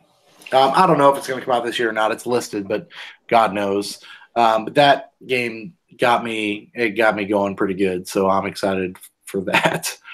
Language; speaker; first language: English; native; English